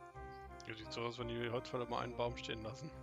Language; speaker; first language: German; native; German